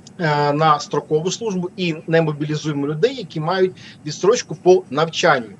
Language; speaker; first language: Ukrainian; native; Ukrainian